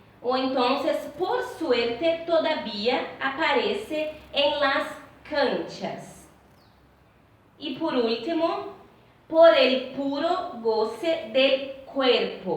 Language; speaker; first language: Spanish; non-native, fluent; Portuguese